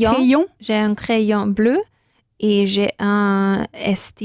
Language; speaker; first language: French; non-native, learner; Spanish